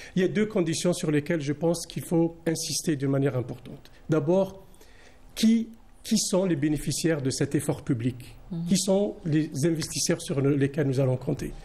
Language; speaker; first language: French; non-native, local second language; Arabic